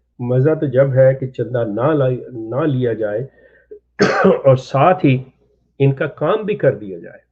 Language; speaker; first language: Urdu; native; Urdu